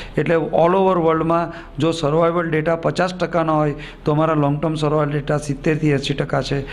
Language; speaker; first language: Gujarati; native; Gujarati